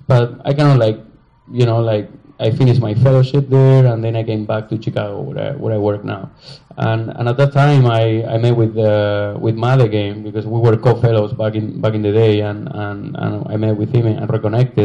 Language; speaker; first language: English; non-native, fluent; Spanish